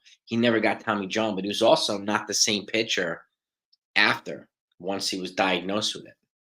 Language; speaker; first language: English; native; English